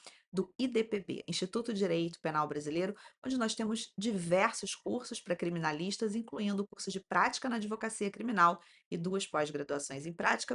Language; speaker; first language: Portuguese; native; Portuguese